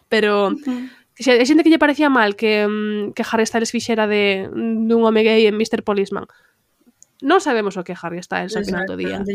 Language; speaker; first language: Galician; non-native, local second language; Spanish